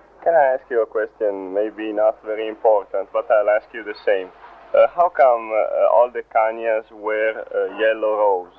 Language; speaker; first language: English; non-native, fluent; Italian